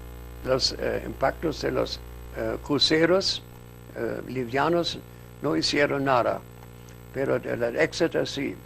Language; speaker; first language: Spanish; non-native, fluent; German